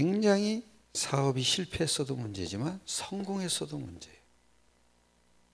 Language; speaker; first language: Korean; native; Korean